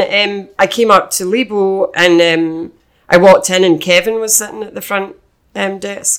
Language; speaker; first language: English; native; English